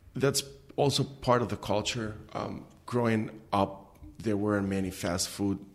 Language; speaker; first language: English; non-native, fluent; Albanian